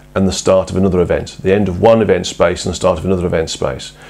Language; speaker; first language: English; native; English